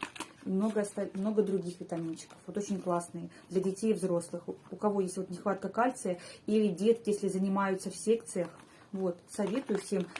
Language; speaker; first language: Russian; native; Russian